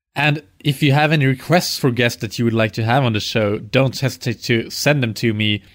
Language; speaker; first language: English; non-native, fluent; Swedish